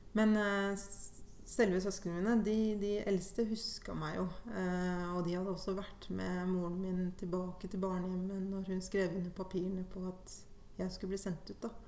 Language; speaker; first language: Norwegian; native; Norwegian